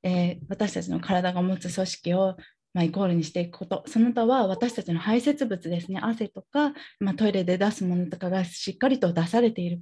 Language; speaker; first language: Japanese; native; Japanese